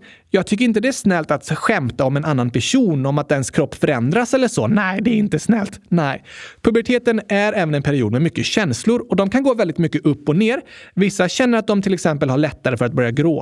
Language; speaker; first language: Swedish; native; Swedish